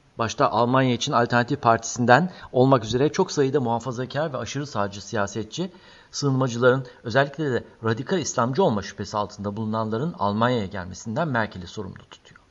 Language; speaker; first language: Turkish; native; Turkish